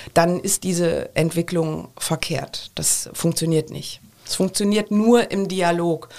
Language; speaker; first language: German; native; German